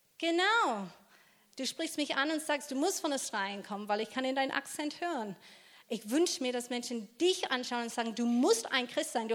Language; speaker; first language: German; non-native, fluent; English